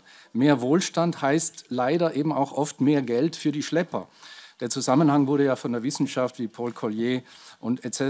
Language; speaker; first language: German; native; German